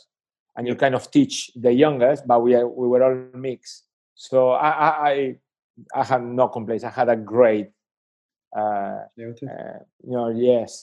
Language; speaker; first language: English; non-native, fluent; Spanish